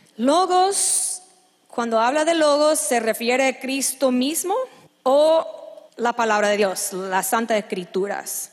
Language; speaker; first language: Spanish; non-native, fluent; English